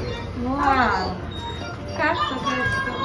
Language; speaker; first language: Italian; non-native, learner; Japanese